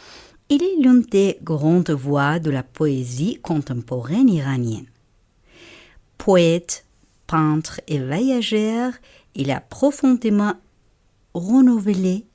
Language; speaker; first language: French; non-native, fluent; Persian